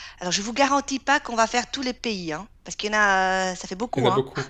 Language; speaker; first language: French; native; French